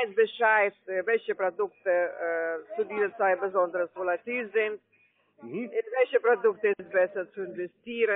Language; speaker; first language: German; non-native, fluent; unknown